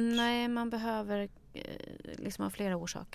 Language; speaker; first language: Swedish; native; Swedish